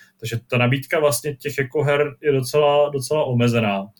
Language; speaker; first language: Czech; native; Czech